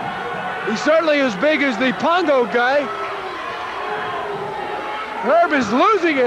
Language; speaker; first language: English; native; English